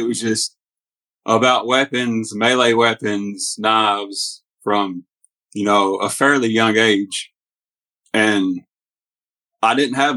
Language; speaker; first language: English; native; English